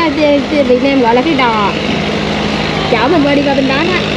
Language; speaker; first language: Vietnamese; native; Vietnamese